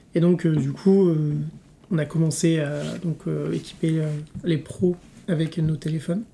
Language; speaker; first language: French; native; French